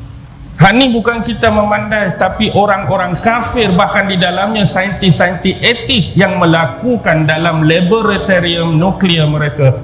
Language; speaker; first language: Malay; native; Malay